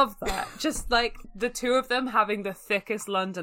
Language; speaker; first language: English; native; English